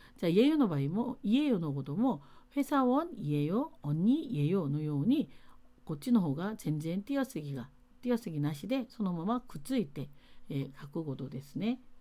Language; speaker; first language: Japanese; non-native, fluent; Korean